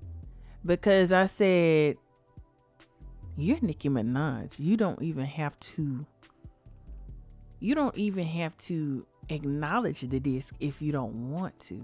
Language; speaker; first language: English; native; English